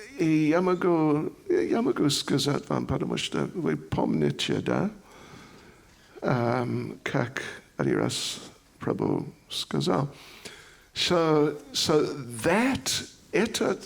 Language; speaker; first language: Russian; non-native, learner; English